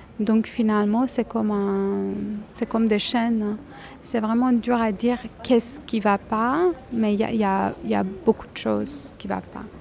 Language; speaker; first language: French; non-native, fluent; Persian